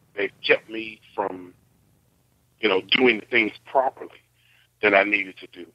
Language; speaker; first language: English; native; English